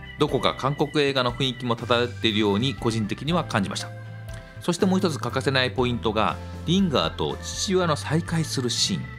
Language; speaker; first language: Japanese; native; Japanese